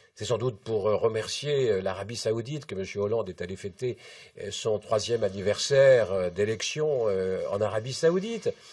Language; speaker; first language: French; native; French